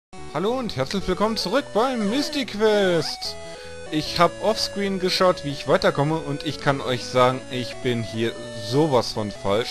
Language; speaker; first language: German; native; German